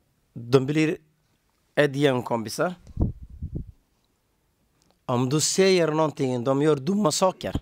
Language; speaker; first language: Swedish; non-native, learner; Somali